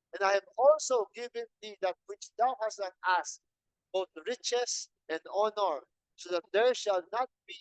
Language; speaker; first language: English; non-native, local second language; Filipino